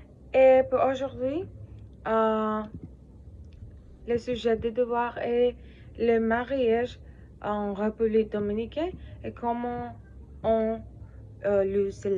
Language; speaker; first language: French; non-native, learner; Spanish